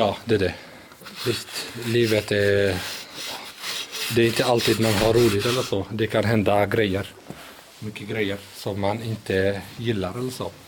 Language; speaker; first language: Swedish; early bilingual, other home language; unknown